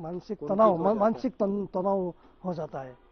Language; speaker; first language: Hindi; non-native, local second language; Nepali